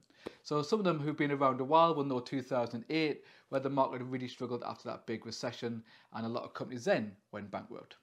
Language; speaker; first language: English; native; English